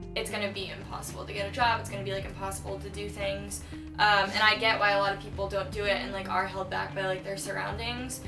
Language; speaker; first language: English; native; English